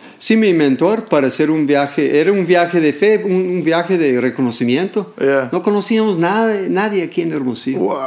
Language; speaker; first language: Spanish; non-native, fluent; English